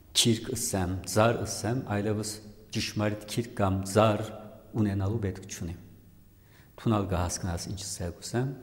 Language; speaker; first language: Armenian; native; Armenian